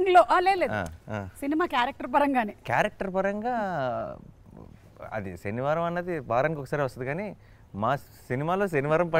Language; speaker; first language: Telugu; native; Telugu